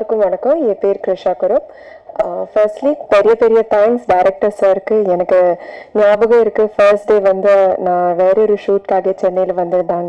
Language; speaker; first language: Tamil; non-native, fluent; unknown